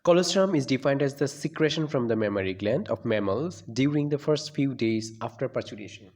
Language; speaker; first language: English; non-native, local second language; Bangla